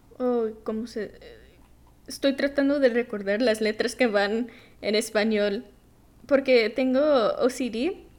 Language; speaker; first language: Spanish; early bilingual, heritage; Spanish